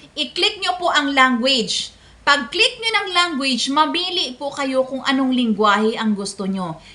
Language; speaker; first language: Filipino; non-native, local second language; Cebuano